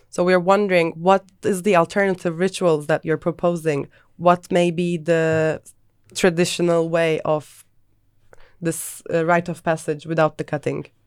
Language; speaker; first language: English; non-native, fluent; Turkish